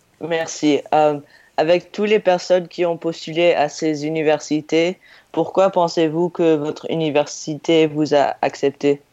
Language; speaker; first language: French; non-native, learner; English